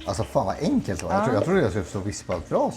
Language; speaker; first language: Swedish; native; Swedish